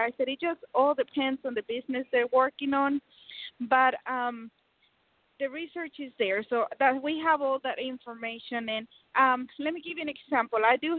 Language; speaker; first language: English; non-native, fluent; Spanish